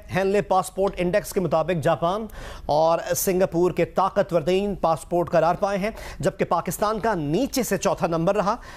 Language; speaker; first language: Urdu; native; Urdu